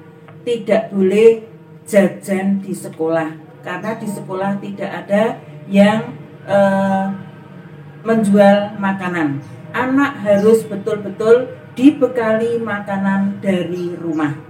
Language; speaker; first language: Indonesian; native; Indonesian